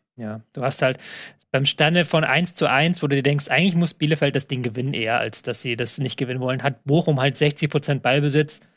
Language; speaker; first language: German; native; German